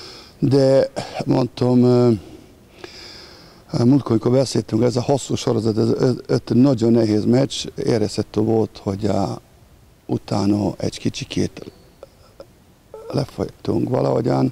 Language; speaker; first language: Hungarian; non-native, fluent; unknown